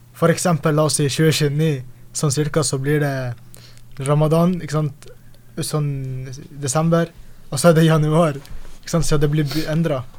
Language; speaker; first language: Norwegian; early bilingual, other home language; Arabic